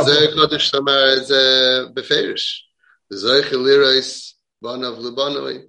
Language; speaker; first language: Hebrew; non-native, fluent; English